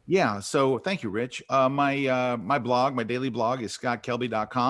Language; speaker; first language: English; native; English